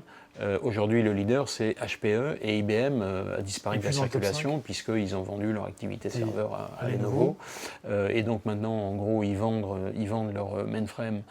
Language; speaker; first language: French; native; French